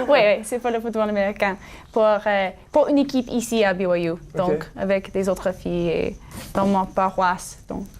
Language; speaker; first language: French; non-native, learner; English